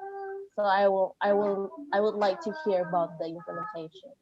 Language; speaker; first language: English; non-native, learner; Indonesian